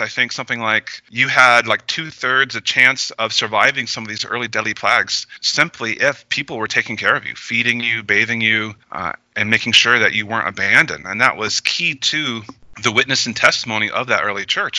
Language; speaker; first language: English; native; English